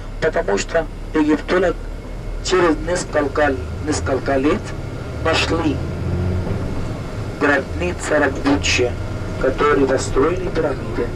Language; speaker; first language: Russian; non-native, fluent; Arabic